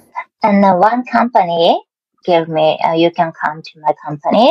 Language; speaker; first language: English; non-native, learner; Japanese